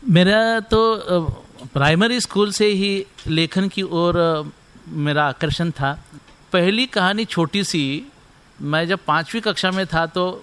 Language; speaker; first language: Hindi; non-native, local second language; Marathi